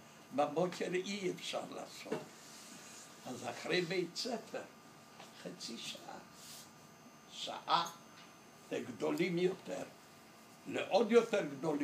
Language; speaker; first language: Hebrew; non-native, fluent; Yiddish